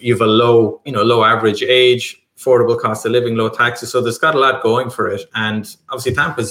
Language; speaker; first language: English; native; English